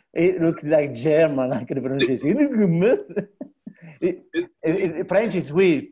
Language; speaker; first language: English; non-native, fluent; Italian